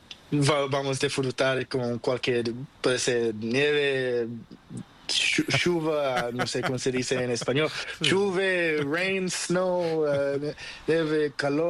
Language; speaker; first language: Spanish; non-native, learner; Portuguese